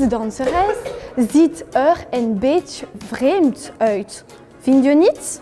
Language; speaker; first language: Dutch; non-native, learner; French